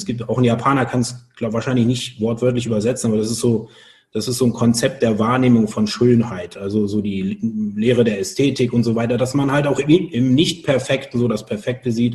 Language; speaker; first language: German; native; German